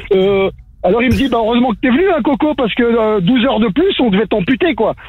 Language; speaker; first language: French; native; French